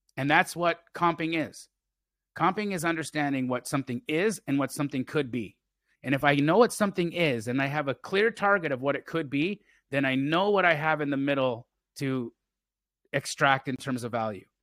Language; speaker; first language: English; native; English